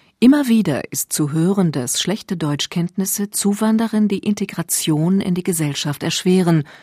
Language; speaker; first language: German; native; German